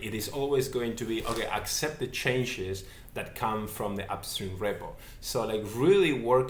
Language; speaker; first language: English; non-native, fluent; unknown